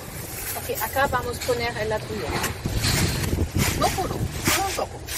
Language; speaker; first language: Spanish; non-native, learner; German